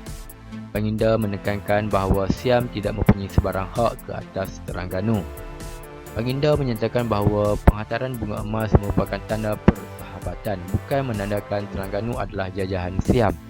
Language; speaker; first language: Malay; native; Malay